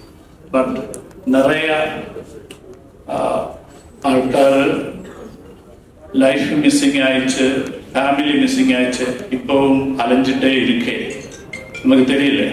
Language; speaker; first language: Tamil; non-native, learner; Malayalam